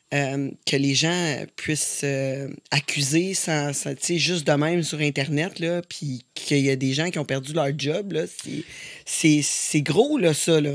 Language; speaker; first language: French; native; French